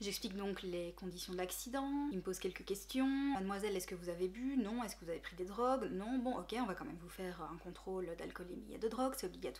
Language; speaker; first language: French; native; French